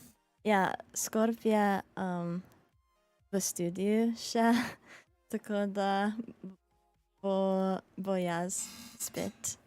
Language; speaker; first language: Slovenian; early bilingual, heritage; Slovenian